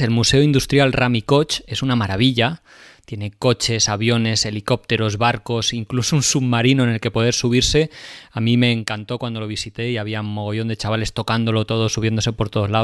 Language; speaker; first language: Spanish; native; Spanish